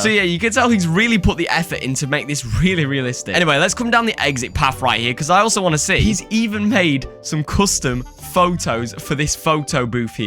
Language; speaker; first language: English; native; English